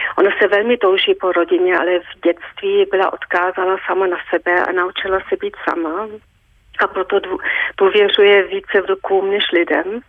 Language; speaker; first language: Czech; early bilingual, heritage; Czech